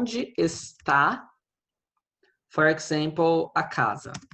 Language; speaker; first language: Portuguese; non-native, fluent; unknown